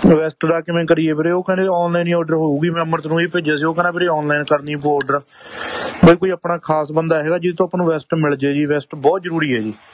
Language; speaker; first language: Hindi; non-native, local second language; Punjabi